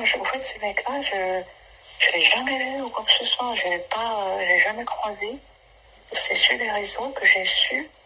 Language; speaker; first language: French; non-native, local second language; Basaa